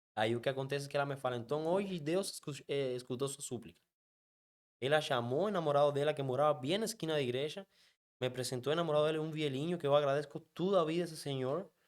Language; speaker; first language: Portuguese; non-native, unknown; Spanish